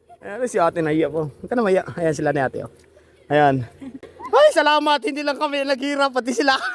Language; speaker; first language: Filipino; native; Filipino